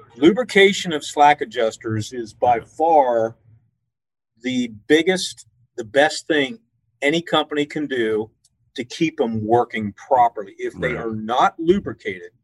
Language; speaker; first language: English; native; English